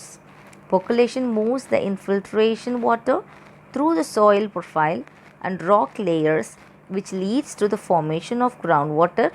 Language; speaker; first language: English; non-native, local second language; Tamil